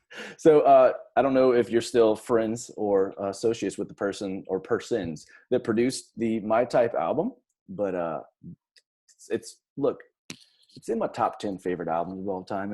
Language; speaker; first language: English; native; English